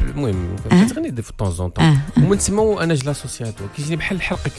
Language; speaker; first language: French; non-native, local second language; Arabic